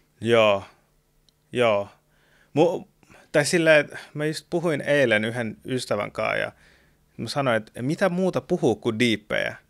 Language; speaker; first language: Finnish; early bilingual, other home language; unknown